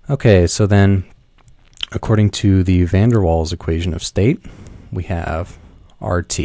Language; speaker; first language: English; native; English